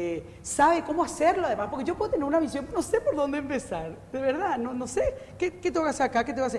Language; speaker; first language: Spanish; native; Spanish